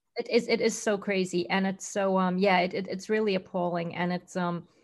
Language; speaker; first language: English; native; English